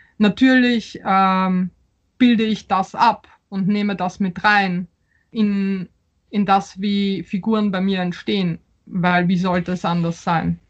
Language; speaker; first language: German; early bilingual, other home language; Polish